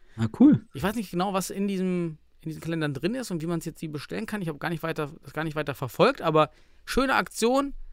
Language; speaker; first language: German; native; German